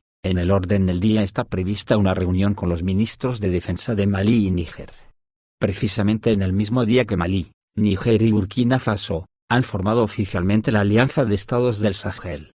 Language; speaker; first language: Spanish; native; Spanish